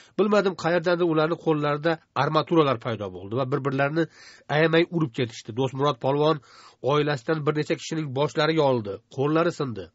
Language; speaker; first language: Uzbek; native; Uzbek